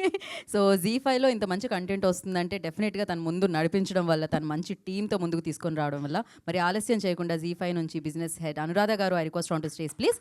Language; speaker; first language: Telugu; native; Telugu